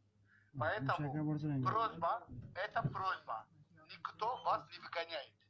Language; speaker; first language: Russian; non-native, learner; Turkish